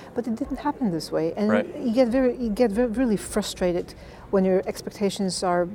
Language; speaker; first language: English; non-native, fluent; Bulgarian